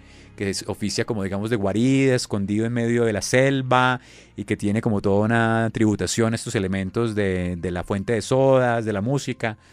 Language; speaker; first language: Spanish; native; Spanish